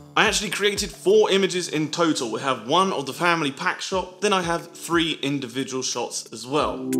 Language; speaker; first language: English; native; English